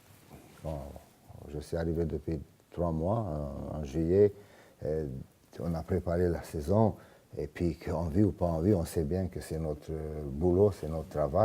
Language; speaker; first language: French; non-native, fluent; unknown